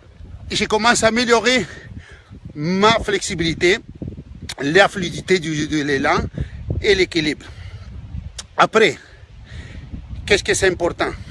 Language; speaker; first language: French; non-native, fluent; Spanish